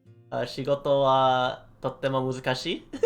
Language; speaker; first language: Japanese; non-native, learner; English